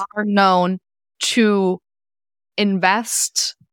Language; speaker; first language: English; non-native, fluent; German